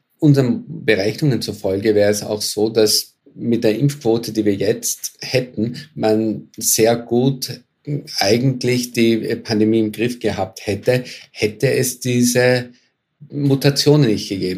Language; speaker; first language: German; native; German